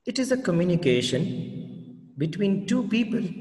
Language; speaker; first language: English; non-native, local second language; Gujarati